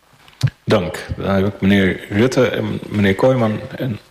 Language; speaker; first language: Dutch; native; Dutch